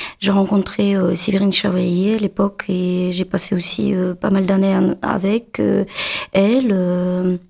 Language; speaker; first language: French; non-native, fluent; Russian